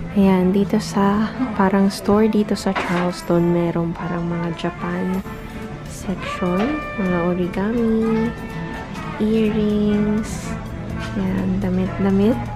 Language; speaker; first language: Filipino; non-native, local second language; Bikol